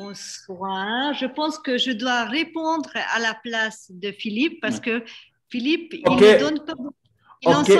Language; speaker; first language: French; non-native, fluent; Hungarian